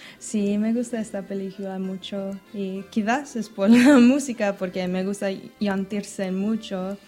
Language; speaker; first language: Spanish; non-native, learner; English